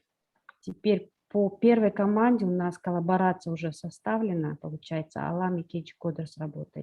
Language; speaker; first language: Russian; non-native, local second language; Kyrgyz